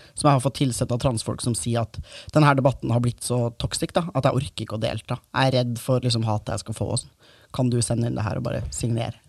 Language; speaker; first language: Norwegian; native; Norwegian